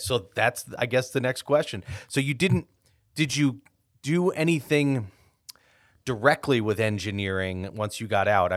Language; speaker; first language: English; native; English